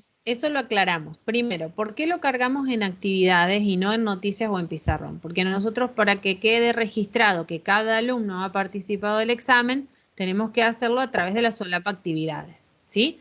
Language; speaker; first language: Spanish; native; Spanish